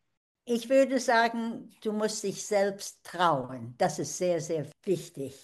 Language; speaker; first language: German; early bilingual, heritage; German